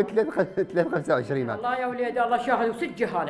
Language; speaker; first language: Arabic; native; Arabic